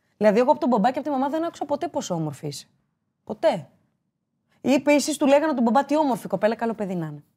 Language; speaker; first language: Greek; native; Greek